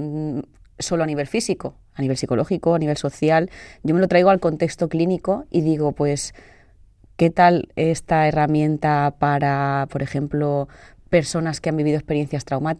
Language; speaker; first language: Spanish; native; Spanish